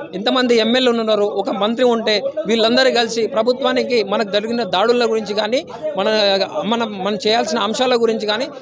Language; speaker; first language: Telugu; non-native, local second language; Lambadi